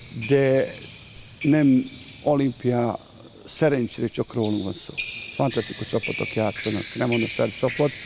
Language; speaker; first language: Hungarian; non-native, fluent; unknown